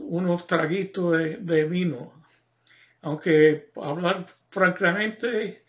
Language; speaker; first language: Spanish; non-native, fluent; English